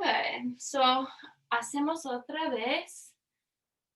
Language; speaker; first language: Spanish; non-native, learner; English